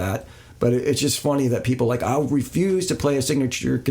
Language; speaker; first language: English; native; English